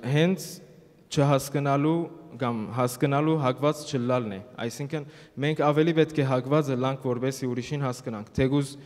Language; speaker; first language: Armenian; early bilingual, heritage; Armenian